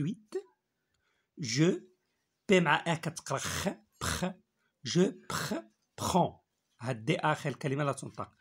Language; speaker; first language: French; non-native, local second language; Arabic